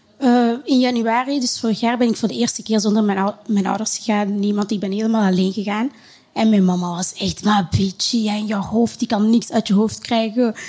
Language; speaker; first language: Dutch; early bilingual, other home language; Lingala